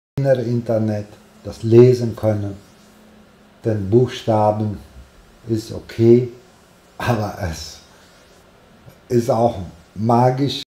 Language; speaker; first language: German; non-native, fluent; Italian